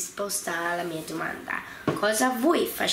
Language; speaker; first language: Italian; early bilingual, heritage; Italian